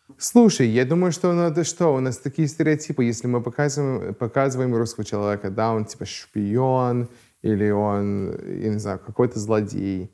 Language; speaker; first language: Russian; non-native, fluent; English